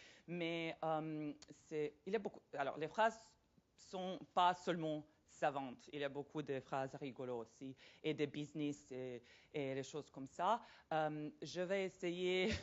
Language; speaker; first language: French; non-native, fluent; Serbian